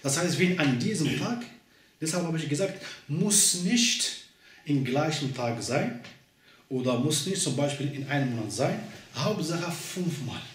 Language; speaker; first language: German; non-native, learner; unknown